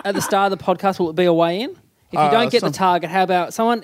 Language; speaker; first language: English; native; English